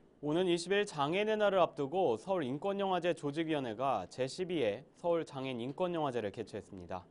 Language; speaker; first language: Korean; native; Korean